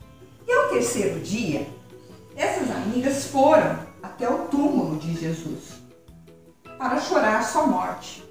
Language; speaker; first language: Portuguese; native; Portuguese